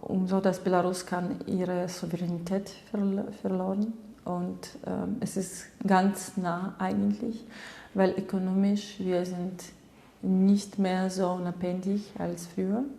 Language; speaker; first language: German; non-native, fluent; Russian